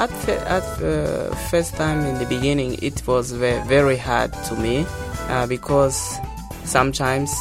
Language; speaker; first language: English; non-native, local second language; Portuguese